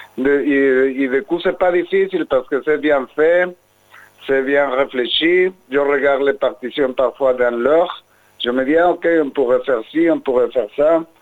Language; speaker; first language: French; non-native, fluent; Spanish